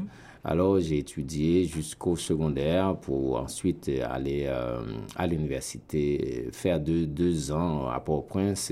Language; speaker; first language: French; non-native, local second language; Haitian Creole